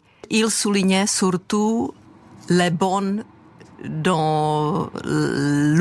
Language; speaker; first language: French; non-native, fluent; Czech